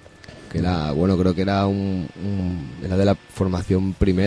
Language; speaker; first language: Spanish; native; Spanish